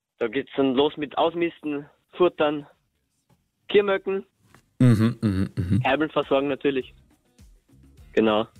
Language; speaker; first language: German; native; German